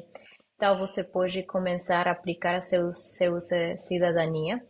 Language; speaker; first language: Portuguese; non-native, learner; Spanish